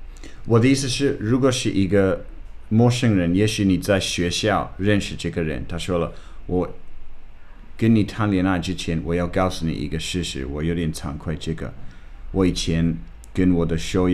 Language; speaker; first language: Chinese; non-native, fluent; English